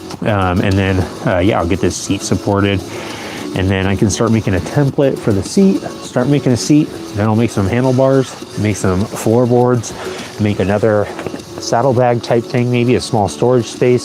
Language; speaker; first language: English; native; English